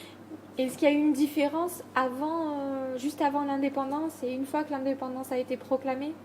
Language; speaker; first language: French; native; French